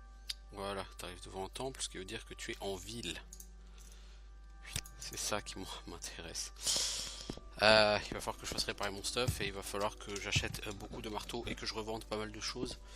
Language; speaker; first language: French; native; French